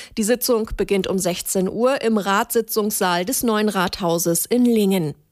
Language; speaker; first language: German; native; German